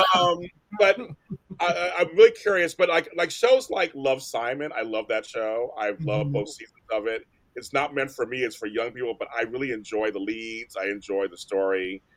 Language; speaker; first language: English; native; English